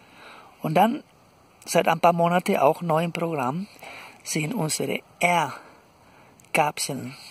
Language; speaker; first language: German; non-native, fluent; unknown